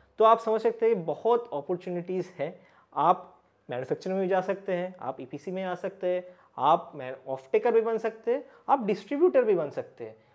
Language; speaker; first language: Hindi; native; Hindi